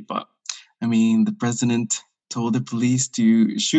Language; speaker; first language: English; non-native, local second language; Filipino